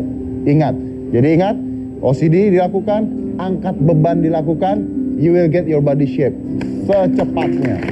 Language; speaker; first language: Indonesian; native; Indonesian